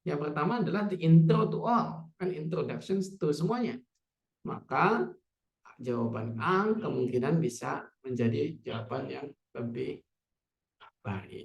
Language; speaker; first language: Indonesian; native; Indonesian